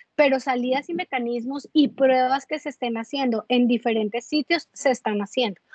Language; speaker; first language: Spanish; native; Spanish